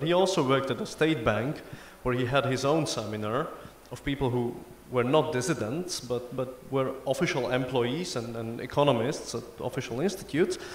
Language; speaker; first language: English; non-native, fluent; Slovak